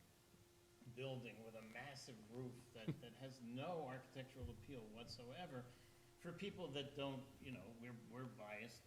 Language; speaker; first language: English; native; English